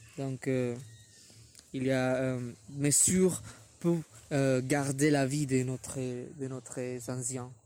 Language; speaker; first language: French; non-native, learner; Spanish